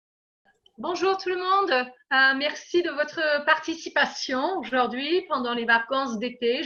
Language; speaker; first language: French; non-native, fluent; English